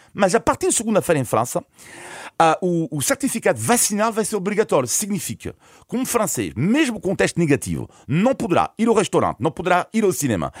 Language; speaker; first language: Portuguese; non-native, fluent; French